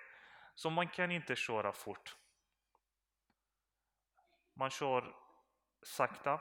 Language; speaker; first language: Swedish; non-native, learner; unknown